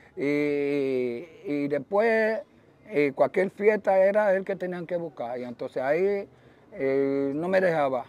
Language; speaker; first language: Spanish; early bilingual, other home language; Haitian Creole